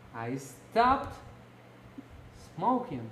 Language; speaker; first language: English; non-native, local second language; Spanish